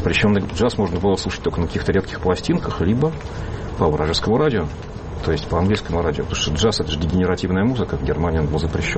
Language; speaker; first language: Russian; native; Russian